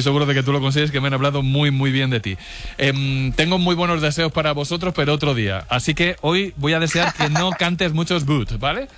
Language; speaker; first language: Spanish; native; Spanish